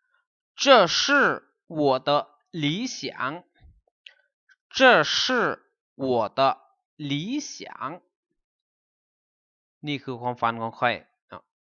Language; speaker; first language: Chinese; non-native, fluent; Lao